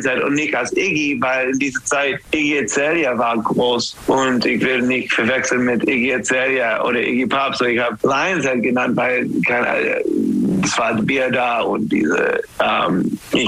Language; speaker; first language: German; non-native, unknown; English